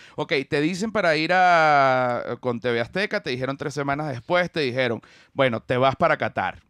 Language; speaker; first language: Spanish; native; Spanish